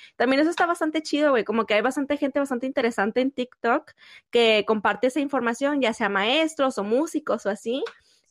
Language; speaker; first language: Spanish; native; Spanish